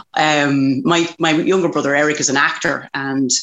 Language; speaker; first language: English; native; English